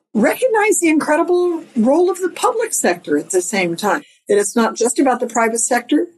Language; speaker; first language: English; native; English